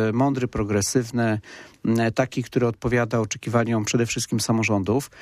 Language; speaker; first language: Polish; native; Polish